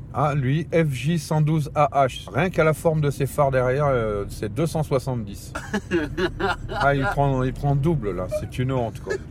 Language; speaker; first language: French; non-native, fluent; Spanish